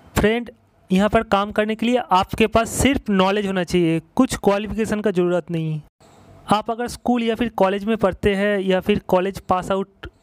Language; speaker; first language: Hindi; non-native, local second language; Bangla